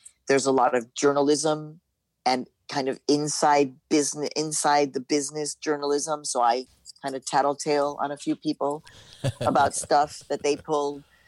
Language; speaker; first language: English; early bilingual, other home language; Spanish